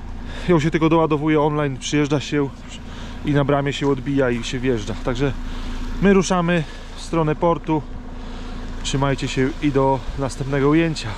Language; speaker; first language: Polish; native; Polish